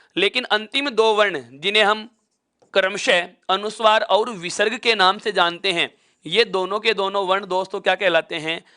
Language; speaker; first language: Hindi; native; Hindi